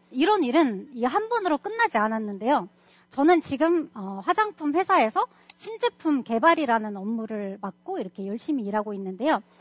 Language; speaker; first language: Korean; non-native, fluent; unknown